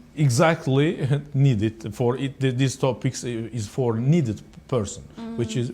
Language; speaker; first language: English; non-native, learner; Azerbaijani